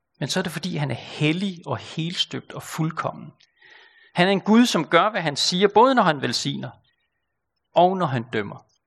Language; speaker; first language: Danish; native; Danish